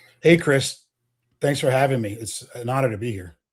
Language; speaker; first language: English; native; English